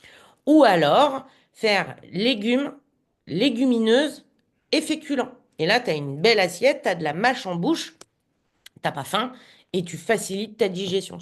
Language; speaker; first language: French; native; French